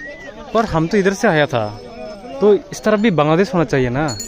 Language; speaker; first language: Hindi; non-native, local second language; Kok Borok